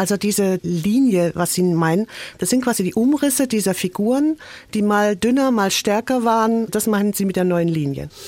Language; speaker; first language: German; native; German